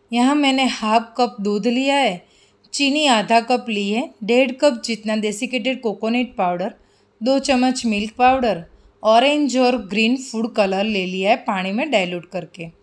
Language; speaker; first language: Hindi; non-native, local second language; Gujarati